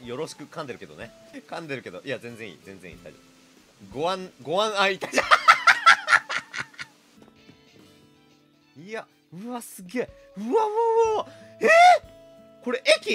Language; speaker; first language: Japanese; native; Japanese